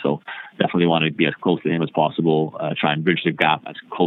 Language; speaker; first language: English; native; English